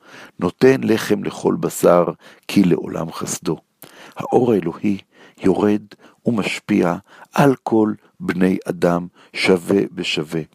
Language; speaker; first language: Hebrew; native; Hebrew